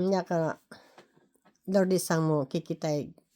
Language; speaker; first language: Japanese; non-native, learner; Filipino